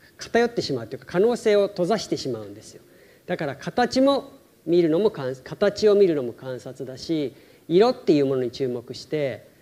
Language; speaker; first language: Japanese; native; Japanese